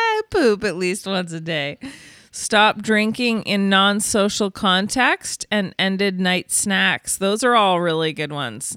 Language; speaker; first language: English; native; English